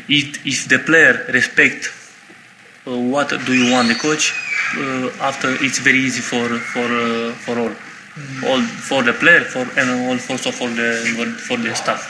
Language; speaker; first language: English; non-native, learner; Romanian